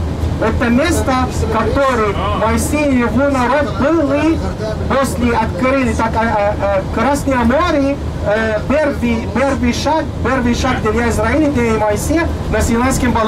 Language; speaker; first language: Russian; non-native, learner; Arabic